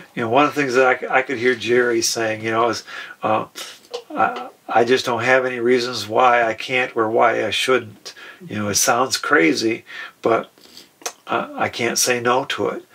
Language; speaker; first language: English; native; English